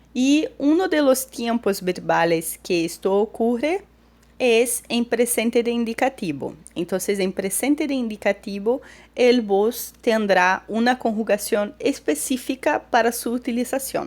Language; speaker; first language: Spanish; non-native, fluent; Portuguese